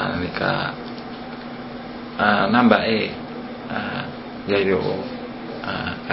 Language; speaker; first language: Japanese; non-native, learner; Indonesian